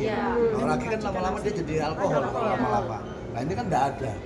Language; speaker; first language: Indonesian; native; Indonesian